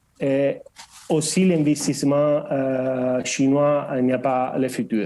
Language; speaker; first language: French; non-native, learner; Portuguese